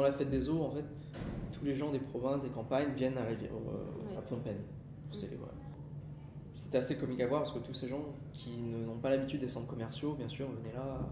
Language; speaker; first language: French; native; French